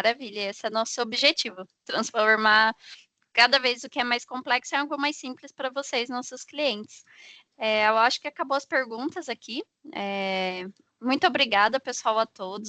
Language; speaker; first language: Portuguese; native; Portuguese